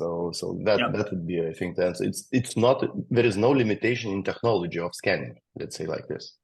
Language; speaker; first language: English; non-native, fluent; Lithuanian